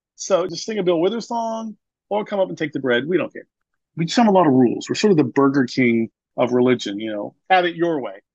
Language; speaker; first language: English; native; English